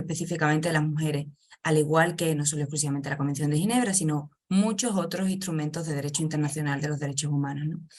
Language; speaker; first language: Spanish; native; Spanish